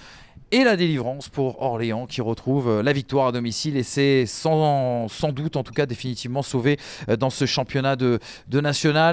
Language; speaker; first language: French; native; French